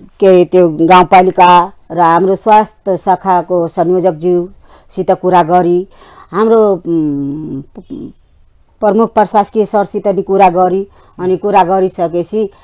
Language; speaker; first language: Nepali; non-native, local second language; Maithili